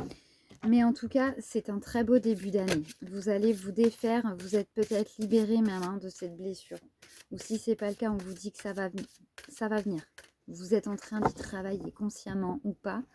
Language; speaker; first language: French; native; French